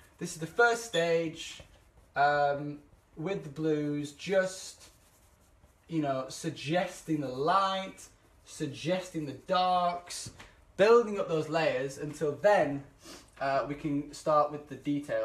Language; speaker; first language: English; native; English